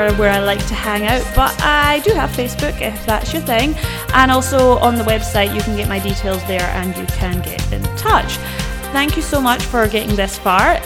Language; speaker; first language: English; native; English